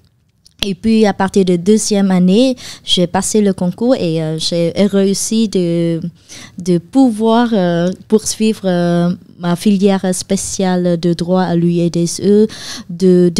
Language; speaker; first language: French; non-native, fluent; Khmer